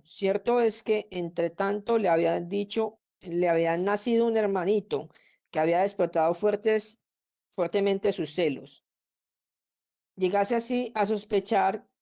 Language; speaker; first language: Spanish; native; Spanish